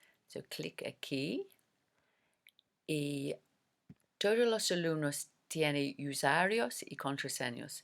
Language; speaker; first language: Spanish; non-native, learner; English